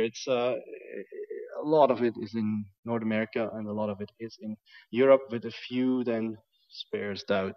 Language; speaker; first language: English; non-native, fluent; German